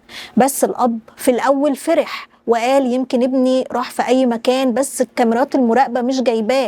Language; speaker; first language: Arabic; native; Arabic